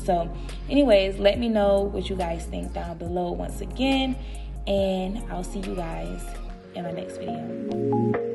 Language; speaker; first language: English; native; English